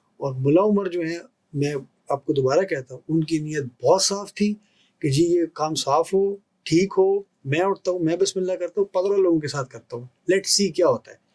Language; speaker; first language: Urdu; non-native, local second language; Pashto